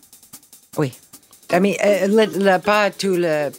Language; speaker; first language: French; non-native, fluent; English